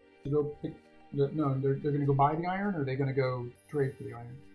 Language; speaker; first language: English; native; English